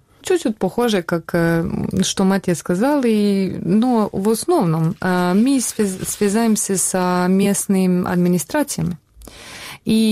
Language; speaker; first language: Russian; non-native, learner; Bosnian